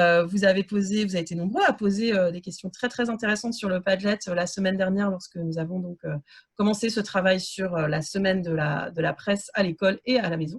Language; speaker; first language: French; native; French